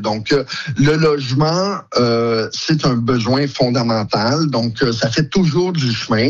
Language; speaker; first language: French; native; French